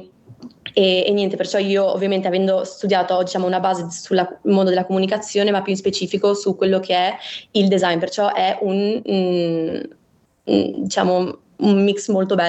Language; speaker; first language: Italian; native; Italian